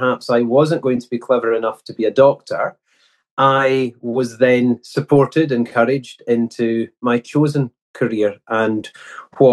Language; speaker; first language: English; native; English